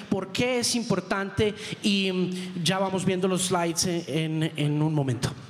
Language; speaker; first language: Spanish; native; Spanish